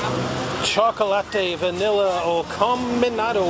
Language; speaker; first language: Spanish; non-native, learner; English